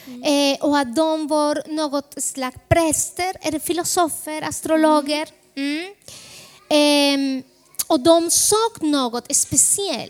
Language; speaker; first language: Swedish; non-native, fluent; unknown